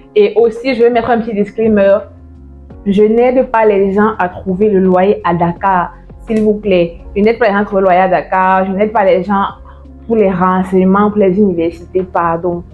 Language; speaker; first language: French; native; French